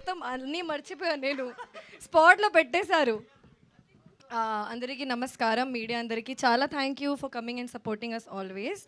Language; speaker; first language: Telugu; non-native, fluent; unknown